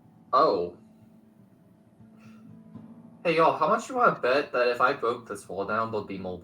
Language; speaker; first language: English; native; English